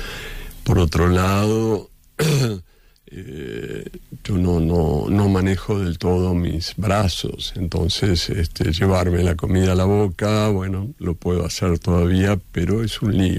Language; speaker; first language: Spanish; native; Spanish